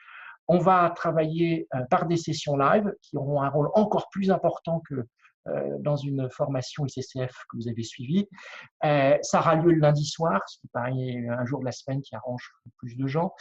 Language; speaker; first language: French; native; French